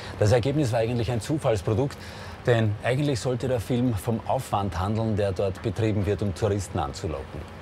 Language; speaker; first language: German; native; German